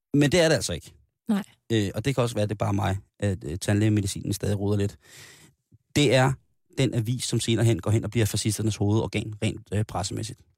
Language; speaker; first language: Danish; native; Danish